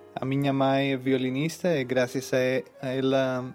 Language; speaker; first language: Portuguese; non-native, learner; Greek